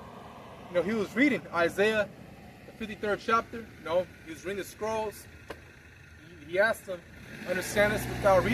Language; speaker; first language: English; native; English